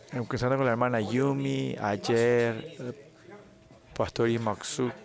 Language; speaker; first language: Spanish; non-native, fluent; Korean